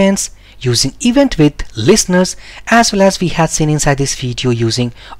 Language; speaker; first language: English; non-native, local second language; Hindi